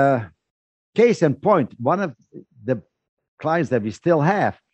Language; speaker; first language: English; non-native, fluent; Dutch